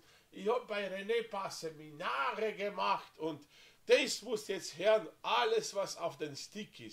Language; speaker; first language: German; non-native, fluent; Slovenian